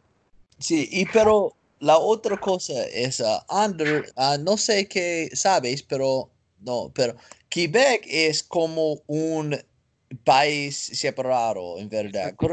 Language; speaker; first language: Spanish; non-native, learner; English